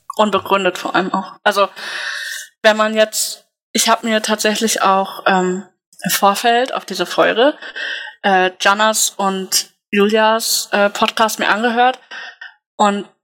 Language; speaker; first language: German; native; German